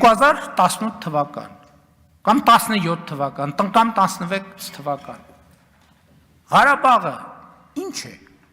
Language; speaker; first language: Armenian; native; Armenian